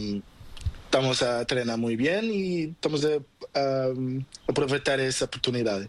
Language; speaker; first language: Spanish; non-native, learner; Portuguese